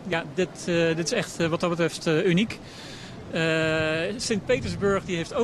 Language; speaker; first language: Dutch; native; Dutch